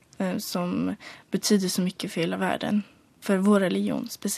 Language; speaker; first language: Swedish; early bilingual, other home language; Polish